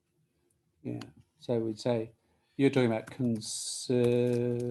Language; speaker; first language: English; native; English